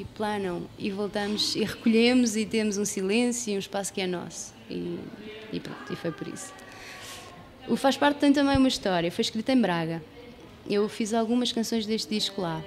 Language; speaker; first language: Portuguese; native; Portuguese